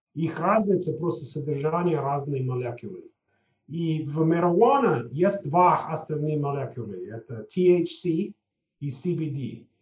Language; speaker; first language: Russian; non-native, fluent; English